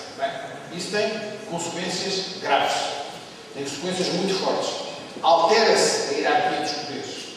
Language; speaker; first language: Portuguese; native; Portuguese